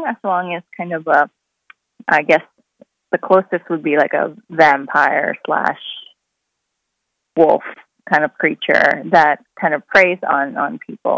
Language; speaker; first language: English; non-native, local second language; Filipino